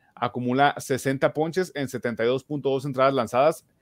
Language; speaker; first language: Spanish; native; Spanish